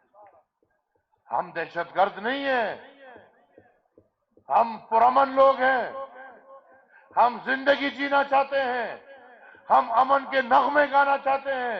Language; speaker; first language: Urdu; non-native, local second language; Pashto